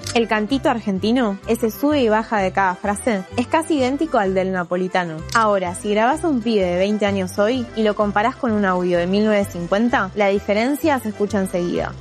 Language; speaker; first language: Spanish; native; Spanish